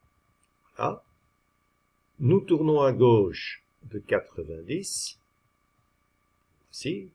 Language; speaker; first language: French; native; French